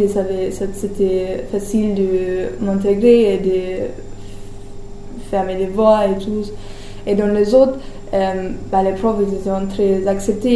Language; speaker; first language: French; non-native, learner; German